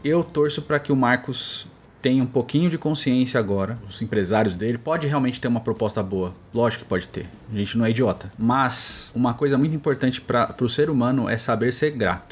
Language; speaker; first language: Portuguese; native; Portuguese